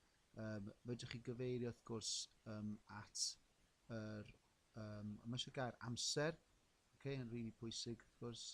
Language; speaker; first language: Welsh; native; Welsh